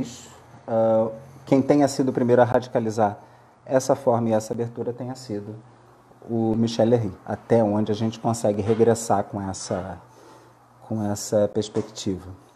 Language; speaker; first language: Portuguese; native; Portuguese